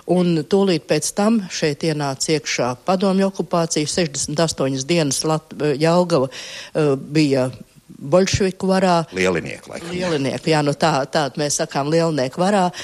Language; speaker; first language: Latvian; native; Latvian